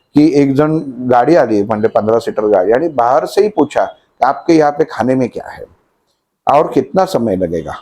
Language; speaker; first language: Hindi; non-native, local second language; Marathi